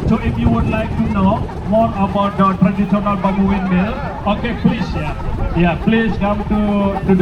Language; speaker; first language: English; non-native, learner; Indonesian